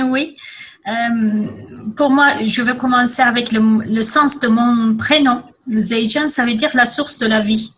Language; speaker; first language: French; non-native, fluent; Kurdish